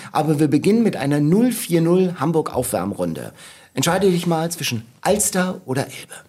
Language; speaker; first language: German; native; German